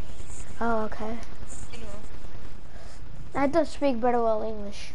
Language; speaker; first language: English; non-native, learner; Portuguese